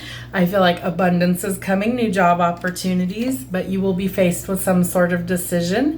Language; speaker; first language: English; native; English